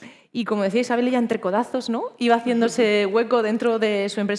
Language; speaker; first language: Spanish; native; Spanish